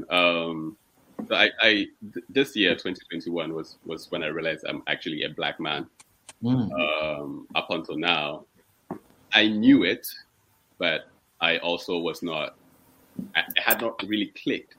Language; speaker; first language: English; non-native, local second language; Akan